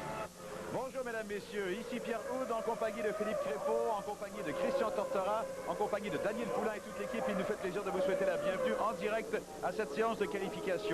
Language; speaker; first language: French; native; French